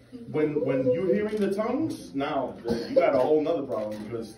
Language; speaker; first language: English; native; English